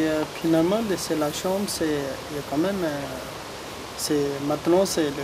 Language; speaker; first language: French; non-native, learner; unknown